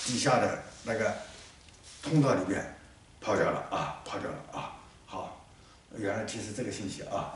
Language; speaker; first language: Chinese; native; Chinese